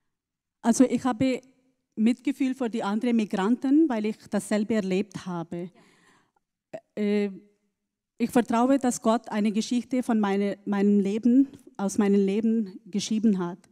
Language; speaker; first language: German; non-native, learner; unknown